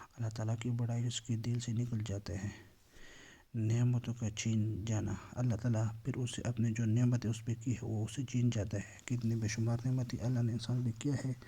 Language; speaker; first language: Urdu; non-native, local second language; Pashto